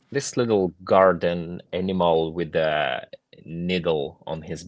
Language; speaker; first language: English; non-native, fluent; Ukrainian